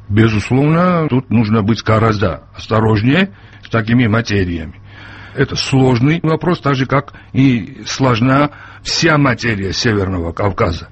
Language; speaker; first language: Russian; non-native, local second language; Georgian